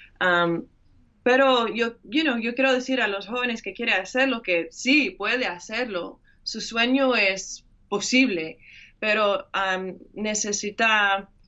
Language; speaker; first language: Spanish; early bilingual, heritage; English